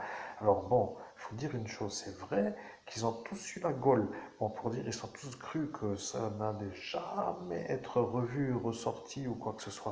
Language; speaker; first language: French; native; French